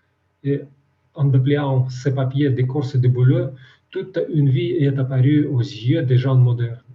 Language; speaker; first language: French; non-native, fluent; Russian